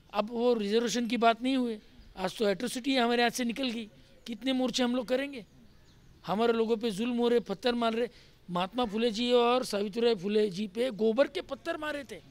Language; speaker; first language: Hindi; non-native, local second language; Marathi